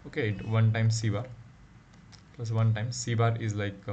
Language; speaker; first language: English; non-native, local second language; Marathi